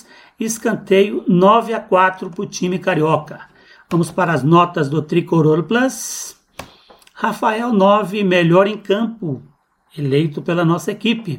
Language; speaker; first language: Portuguese; native; Portuguese